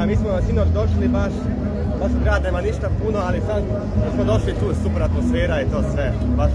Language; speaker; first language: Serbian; early bilingual, heritage; Croatian